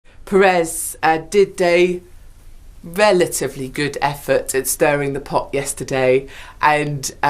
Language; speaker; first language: English; native; English